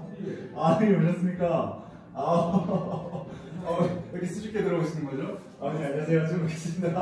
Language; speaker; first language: Korean; native; Korean